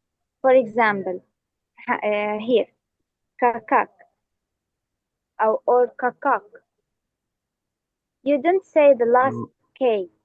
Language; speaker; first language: English; non-native, fluent; Arabic